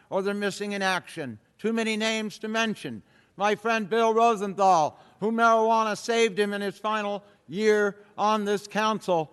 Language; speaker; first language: English; native; English